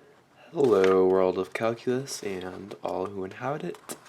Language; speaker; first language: English; native; English